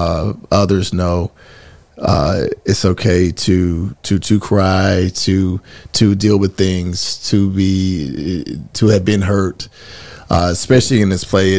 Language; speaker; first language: English; native; English